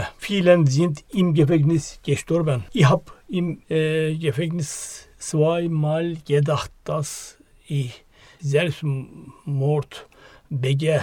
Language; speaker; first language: German; non-native, learner; Turkish